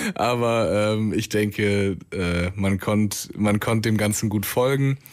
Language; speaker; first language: German; native; German